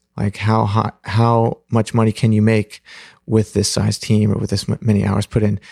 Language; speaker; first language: English; native; English